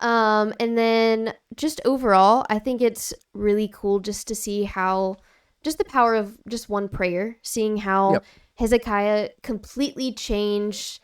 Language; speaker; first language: English; native; English